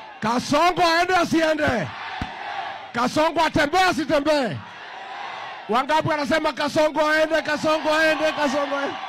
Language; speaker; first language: Swahili; non-native, local second language; Kikuyu